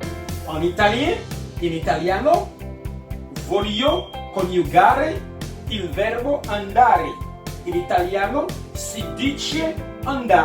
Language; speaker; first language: Italian; non-native, learner; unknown